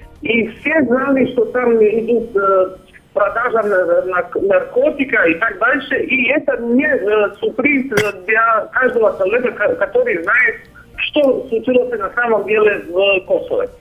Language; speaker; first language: Russian; non-native, learner; Serbian